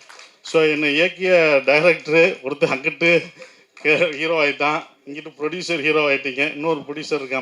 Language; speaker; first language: Tamil; native; Tamil